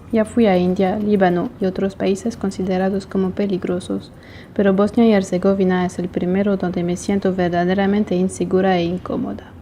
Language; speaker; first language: Spanish; non-native, fluent; Portuguese